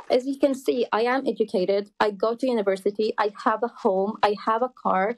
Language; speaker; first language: English; non-native, fluent; Arabic